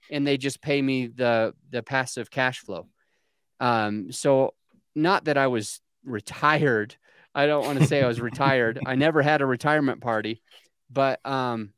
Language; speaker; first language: English; native; English